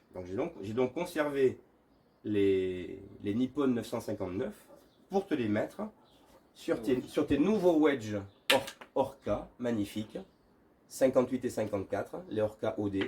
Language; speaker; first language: French; native; French